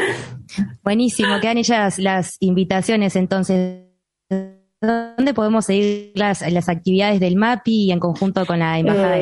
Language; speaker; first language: Spanish; native; Spanish